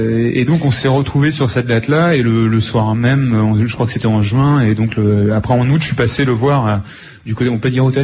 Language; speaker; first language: French; native; French